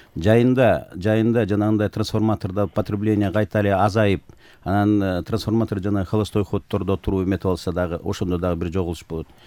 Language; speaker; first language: Kyrgyz; native; Kyrgyz